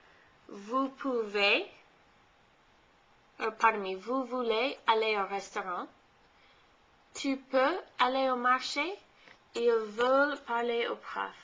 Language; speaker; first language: French; non-native, fluent; English